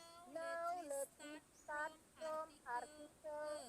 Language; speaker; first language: English; non-native, learner; Indonesian